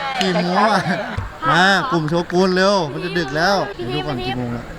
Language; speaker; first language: Thai; native; Thai